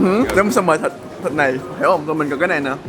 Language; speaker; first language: Vietnamese; native; Vietnamese